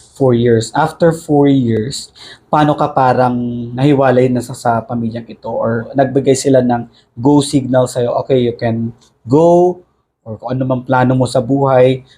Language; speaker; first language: Filipino; native; Filipino